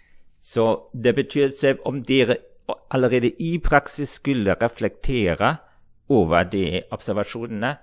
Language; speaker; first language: Norwegian; non-native, fluent; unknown